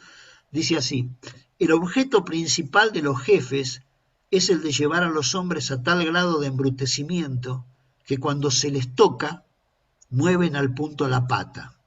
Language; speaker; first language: Spanish; native; Spanish